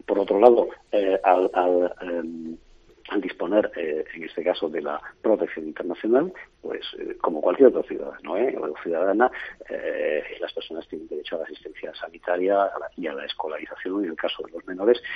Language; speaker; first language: Spanish; native; Spanish